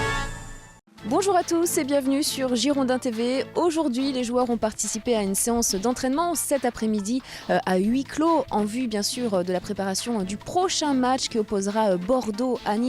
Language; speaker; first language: French; native; French